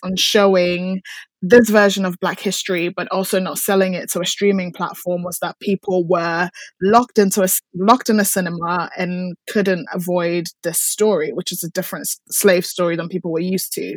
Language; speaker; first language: English; non-native, local second language; Akan